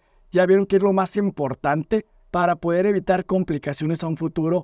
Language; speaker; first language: Spanish; native; Spanish